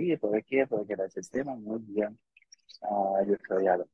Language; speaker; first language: Spanish; non-native, learner; Russian